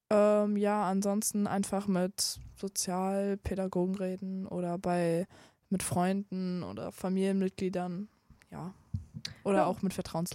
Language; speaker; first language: German; native; German